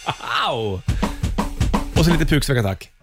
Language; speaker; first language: Swedish; native; Swedish